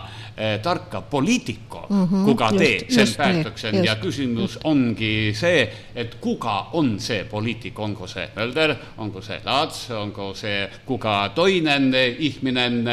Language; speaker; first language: Finnish; non-native, learner; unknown